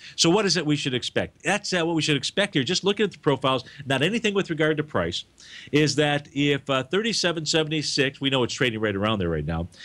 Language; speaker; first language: English; native; English